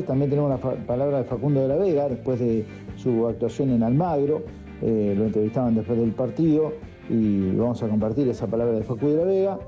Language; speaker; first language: Spanish; native; Spanish